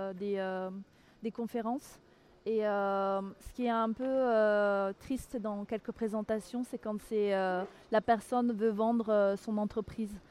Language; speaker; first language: French; non-native, local second language; Malagasy